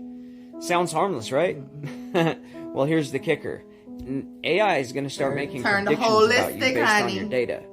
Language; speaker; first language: English; native; English